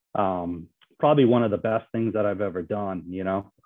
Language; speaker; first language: English; native; English